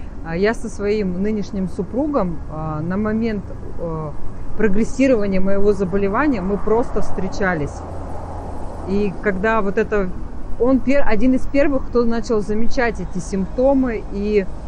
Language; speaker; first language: Russian; native; Russian